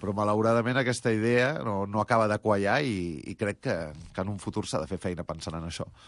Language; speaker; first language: Catalan; native; Catalan